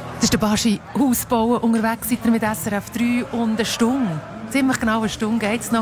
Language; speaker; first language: German; native; German